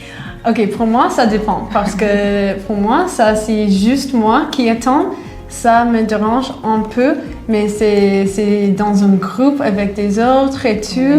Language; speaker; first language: French; non-native, fluent; English